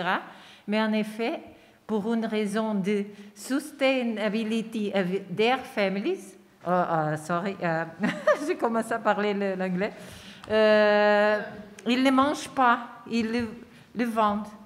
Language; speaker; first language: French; non-native, fluent; Portuguese